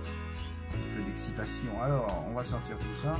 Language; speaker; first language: French; native; French